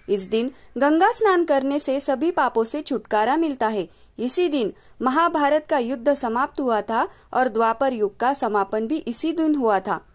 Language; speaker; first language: Hindi; non-native, local second language; Marathi